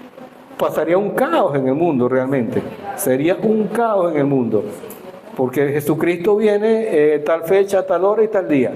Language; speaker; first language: Spanish; native; Spanish